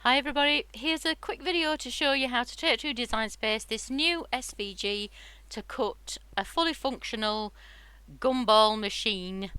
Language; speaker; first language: English; native; English